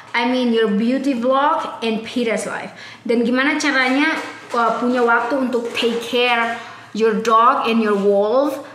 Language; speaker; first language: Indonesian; native; Indonesian